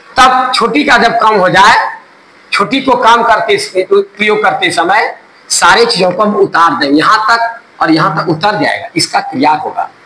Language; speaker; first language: Hindi; native; Hindi